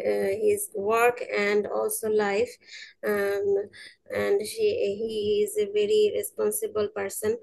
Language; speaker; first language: English; non-native, learner; Bangla